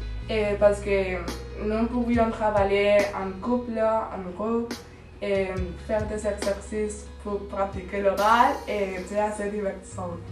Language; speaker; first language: French; non-native, learner; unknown